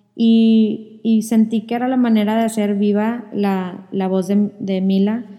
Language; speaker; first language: Spanish; native; Spanish